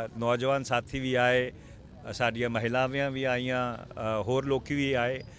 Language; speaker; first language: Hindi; non-native, local second language; Punjabi